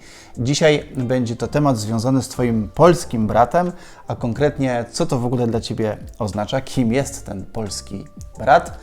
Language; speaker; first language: Polish; native; Polish